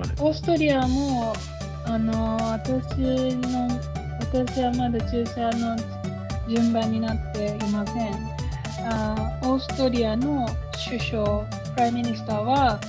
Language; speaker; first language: Japanese; non-native, learner; German